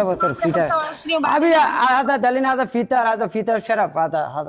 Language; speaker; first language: Arabic; non-native, learner; Bangla